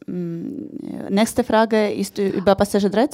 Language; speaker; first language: German; non-native, learner; Ukrainian